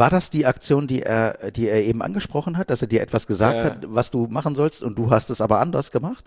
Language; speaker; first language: German; native; German